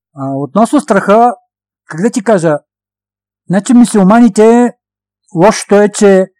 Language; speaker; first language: Bulgarian; native; Bulgarian